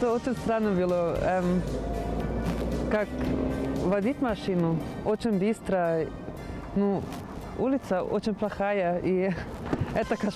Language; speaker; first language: Russian; non-native, learner; Serbian